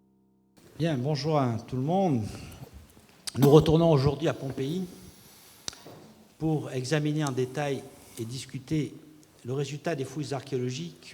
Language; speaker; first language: French; native; French